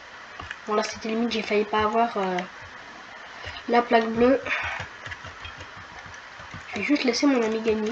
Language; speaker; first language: French; native; French